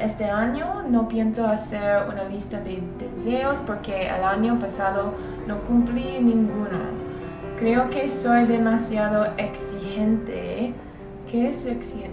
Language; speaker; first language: Spanish; non-native, learner; English